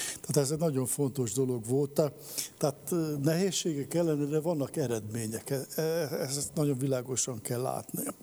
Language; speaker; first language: Hungarian; native; Hungarian